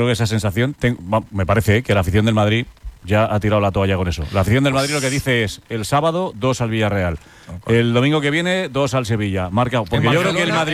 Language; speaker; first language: Spanish; native; Spanish